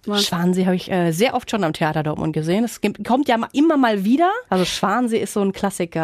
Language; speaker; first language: German; native; German